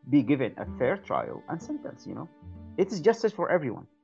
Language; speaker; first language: English; non-native, fluent; Arabic